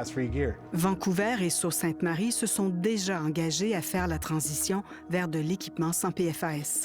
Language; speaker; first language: French; native; French